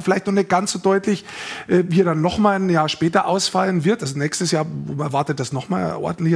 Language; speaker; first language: German; native; German